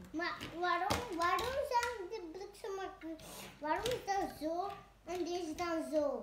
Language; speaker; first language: Dutch; early bilingual, other home language; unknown